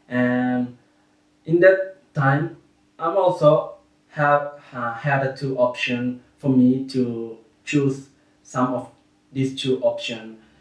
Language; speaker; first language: English; non-native, learner; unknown